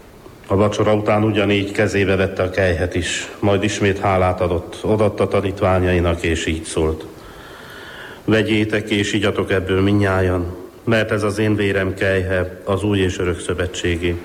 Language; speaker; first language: Hungarian; native; Hungarian